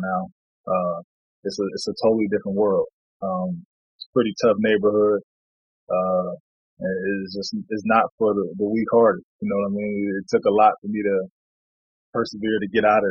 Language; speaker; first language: English; native; English